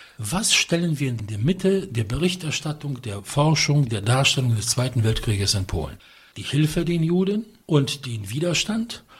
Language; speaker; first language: German; non-native, fluent; Polish